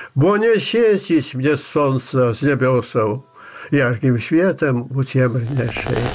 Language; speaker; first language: Russian; non-native, local second language; Belarusian